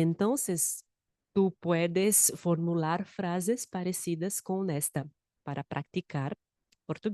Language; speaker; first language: Spanish; non-native, fluent; Portuguese